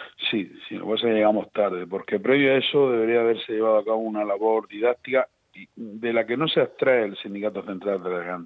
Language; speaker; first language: Spanish; native; Spanish